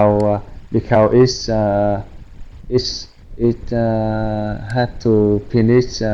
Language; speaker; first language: English; non-native, learner; Vietnamese